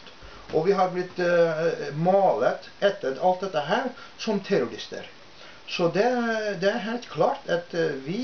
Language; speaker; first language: Norwegian; non-native, fluent; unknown